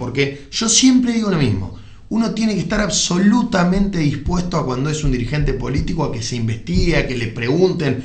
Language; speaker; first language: Spanish; native; Spanish